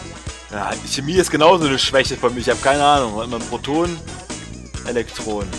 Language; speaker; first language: German; native; German